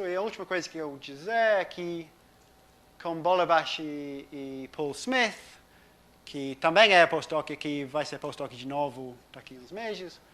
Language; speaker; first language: Portuguese; non-native, fluent; English